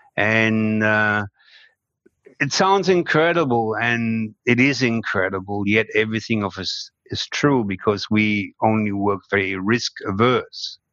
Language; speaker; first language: English; non-native, fluent; German